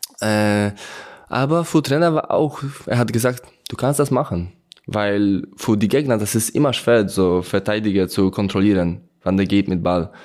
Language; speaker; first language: German; non-native, learner; Polish